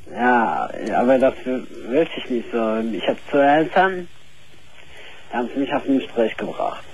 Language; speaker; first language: German; early bilingual, other home language; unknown